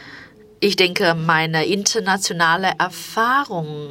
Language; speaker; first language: German; non-native, fluent; Chinese